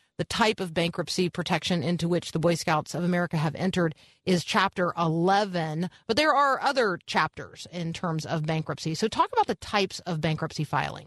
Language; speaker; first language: English; native; English